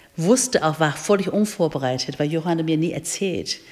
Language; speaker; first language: German; non-native, fluent; Chinese